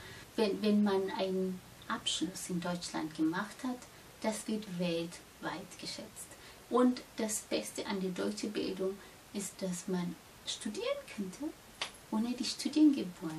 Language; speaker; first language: German; non-native, fluent; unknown